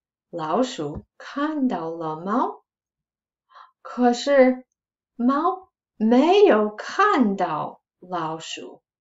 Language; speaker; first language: Chinese; non-native, fluent; English